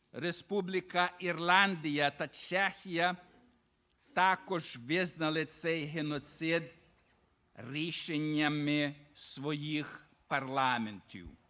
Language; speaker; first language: Ukrainian; early bilingual, heritage; Ukrainian